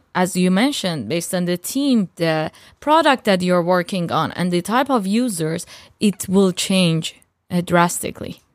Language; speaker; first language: English; non-native, fluent; Persian